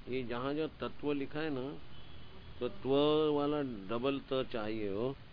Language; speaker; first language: Hindi; non-native, local second language; Gujarati